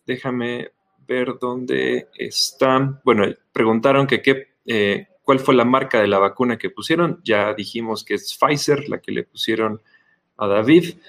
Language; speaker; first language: Spanish; native; Spanish